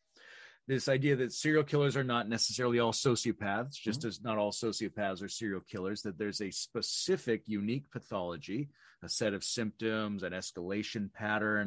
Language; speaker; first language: English; native; English